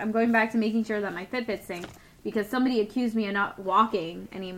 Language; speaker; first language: English; early bilingual, other home language; Spanish